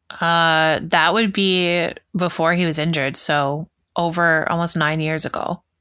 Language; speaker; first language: English; native; English